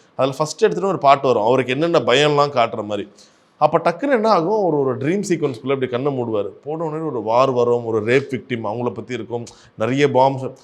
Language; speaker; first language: Tamil; native; Tamil